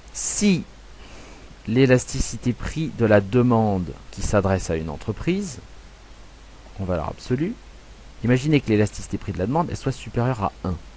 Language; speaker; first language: French; native; French